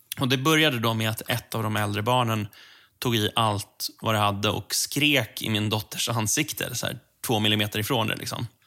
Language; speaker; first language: Swedish; native; Swedish